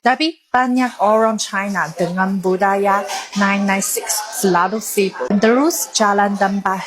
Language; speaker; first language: Indonesian; non-native, fluent; Chinese